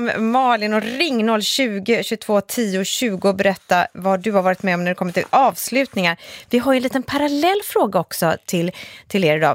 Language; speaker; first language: Swedish; native; Swedish